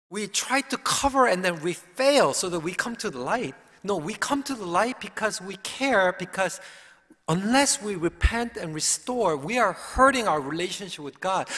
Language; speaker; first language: English; early bilingual, other home language; Korean